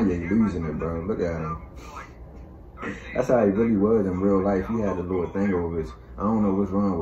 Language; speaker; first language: English; native; English